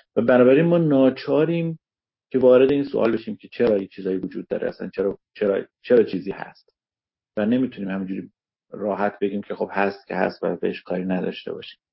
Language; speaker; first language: Persian; native; Persian